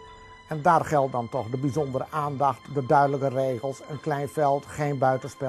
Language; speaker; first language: Dutch; native; Dutch